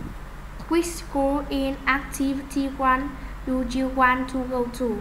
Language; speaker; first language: English; non-native, learner; Vietnamese